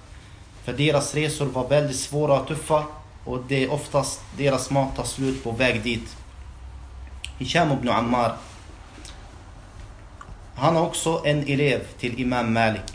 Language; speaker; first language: Swedish; non-native, fluent; Arabic